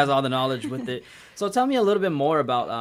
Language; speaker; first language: English; native; English